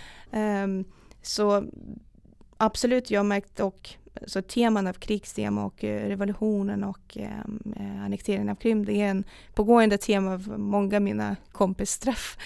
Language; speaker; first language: Swedish; non-native, fluent; Russian